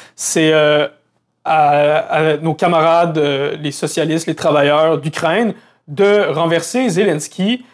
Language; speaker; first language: French; native; French